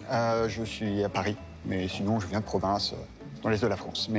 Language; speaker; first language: French; native; French